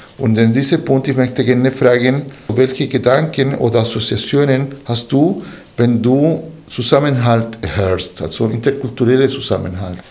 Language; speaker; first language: German; non-native, fluent; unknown